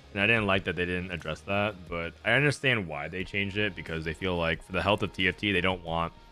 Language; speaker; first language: English; native; English